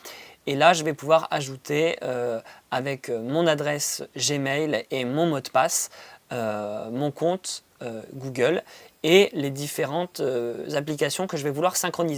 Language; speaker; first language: French; native; French